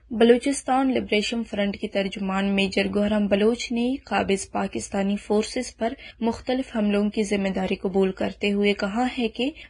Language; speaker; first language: Urdu; non-native, local second language; Baluchi